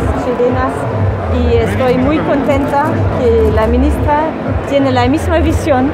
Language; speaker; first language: Spanish; non-native, fluent; German